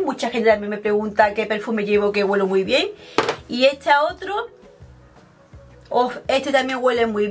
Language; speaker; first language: Spanish; native; Spanish